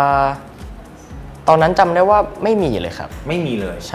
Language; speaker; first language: Thai; native; Thai